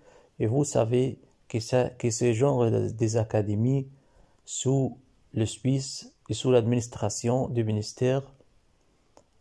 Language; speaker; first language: French; non-native, learner; Arabic